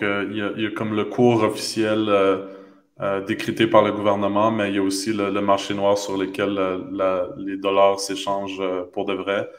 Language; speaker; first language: French; native; French